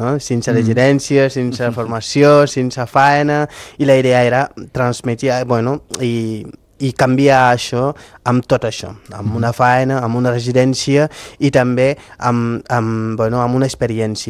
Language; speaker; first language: Catalan; non-native, fluent; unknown